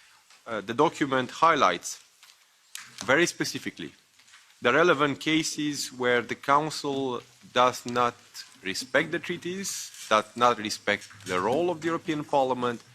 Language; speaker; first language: English; non-native, fluent; Romanian